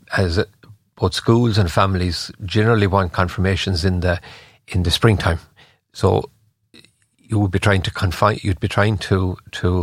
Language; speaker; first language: English; native; English